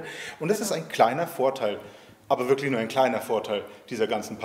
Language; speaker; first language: German; native; German